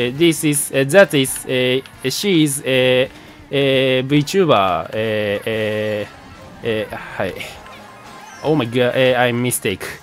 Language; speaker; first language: English; non-native, learner; Japanese